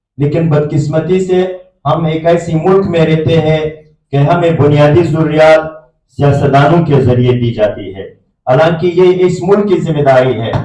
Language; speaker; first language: Urdu; non-native, local second language; Pashto